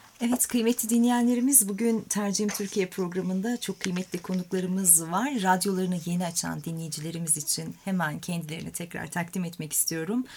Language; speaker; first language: Turkish; native; Turkish